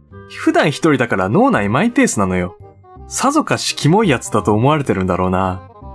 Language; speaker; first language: Japanese; native; Japanese